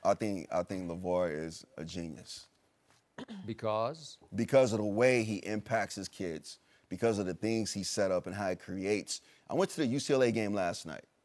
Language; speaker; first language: English; native; English